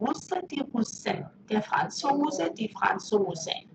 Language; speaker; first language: German; non-native, fluent; Russian